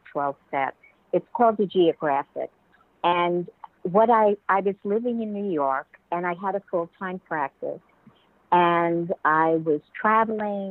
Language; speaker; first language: English; native; English